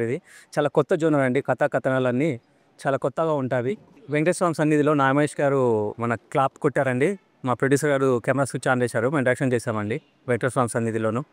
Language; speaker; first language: Telugu; native; Telugu